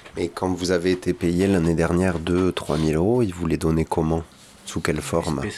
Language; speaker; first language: French; native; French